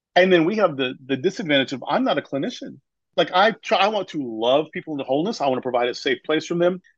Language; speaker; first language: English; native; English